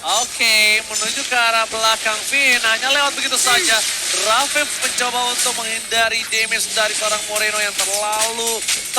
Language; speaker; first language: Indonesian; native; Indonesian